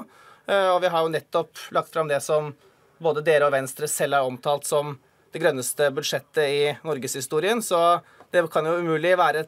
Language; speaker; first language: Norwegian; native; Norwegian